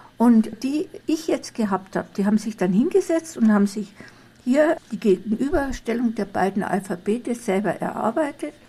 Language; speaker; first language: German; native; German